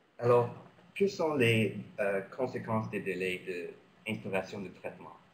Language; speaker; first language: French; non-native, local second language; English